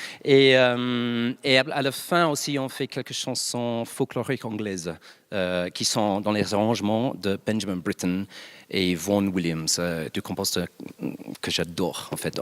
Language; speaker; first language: French; non-native, learner; English